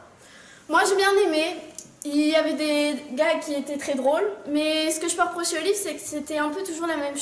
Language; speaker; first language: French; native; French